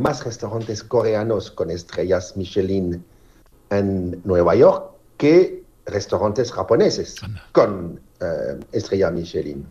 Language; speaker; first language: Spanish; non-native, fluent; French